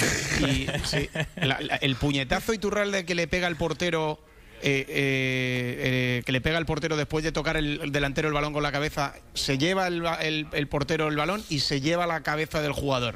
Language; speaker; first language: Spanish; native; Spanish